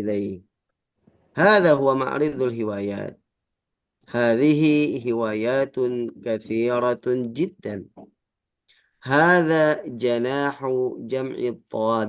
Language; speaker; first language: Arabic; non-native, fluent; Indonesian